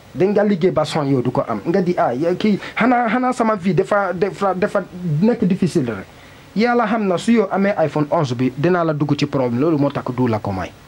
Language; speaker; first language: Wolof; non-native, learner; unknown